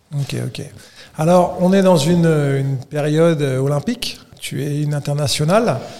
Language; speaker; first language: French; native; French